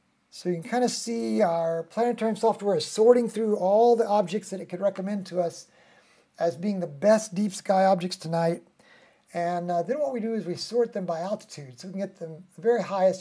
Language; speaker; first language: English; native; English